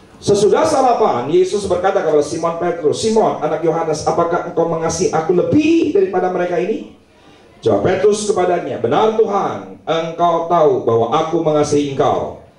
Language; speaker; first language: Indonesian; native; Indonesian